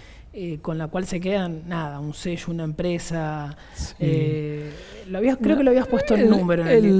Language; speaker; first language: Spanish; native; Spanish